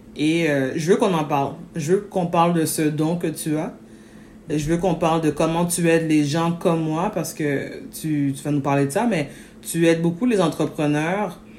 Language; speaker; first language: French; native; French